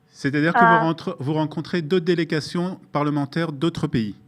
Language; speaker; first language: French; native; French